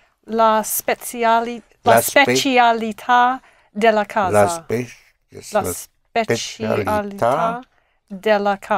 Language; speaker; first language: Italian; non-native, learner; English